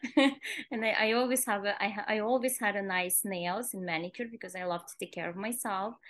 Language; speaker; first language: English; non-native, fluent; Kazakh